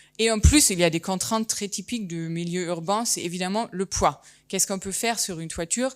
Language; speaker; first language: French; non-native, fluent; German